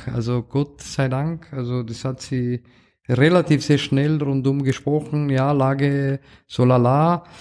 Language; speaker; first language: German; non-native, fluent; Romanian